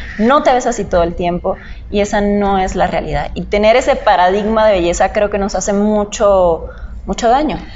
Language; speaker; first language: Spanish; native; Spanish